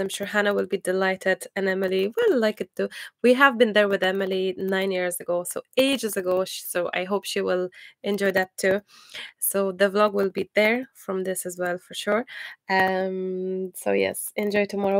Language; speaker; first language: English; non-native, fluent; Polish